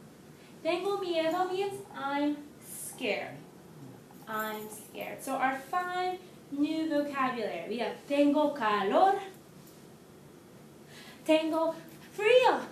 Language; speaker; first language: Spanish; non-native, fluent; English